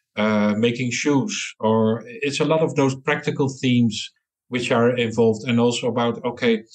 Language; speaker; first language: English; non-native, fluent; Dutch